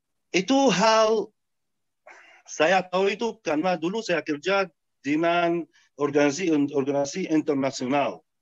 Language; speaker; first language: Indonesian; non-native, fluent; Arabic